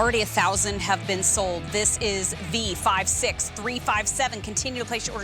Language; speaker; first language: English; native; English